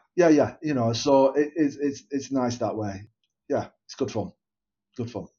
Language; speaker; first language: English; native; English